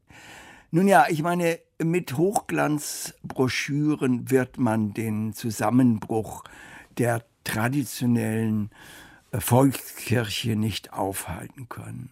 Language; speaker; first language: German; native; German